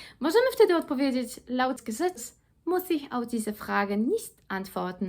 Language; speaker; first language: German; non-native, fluent; Polish